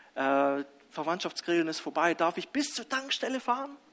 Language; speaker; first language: German; early bilingual, other home language; Russian